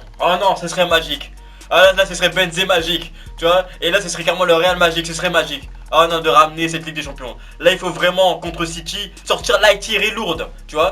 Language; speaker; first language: French; native; French